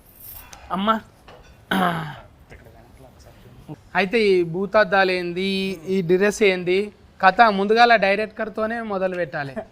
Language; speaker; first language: Telugu; native; Telugu